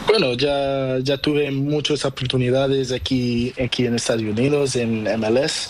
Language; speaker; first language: Spanish; non-native, learner; Portuguese